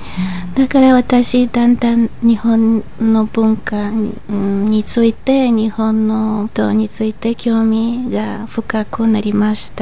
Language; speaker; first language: Japanese; non-native, fluent; Bulgarian